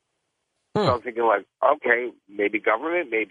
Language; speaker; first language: English; native; English